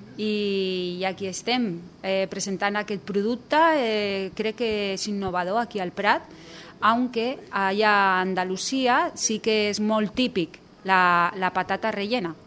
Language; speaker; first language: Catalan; non-native, local second language; Spanish